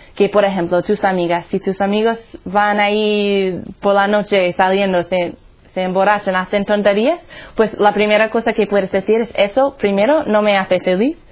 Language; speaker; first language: Spanish; non-native, fluent; English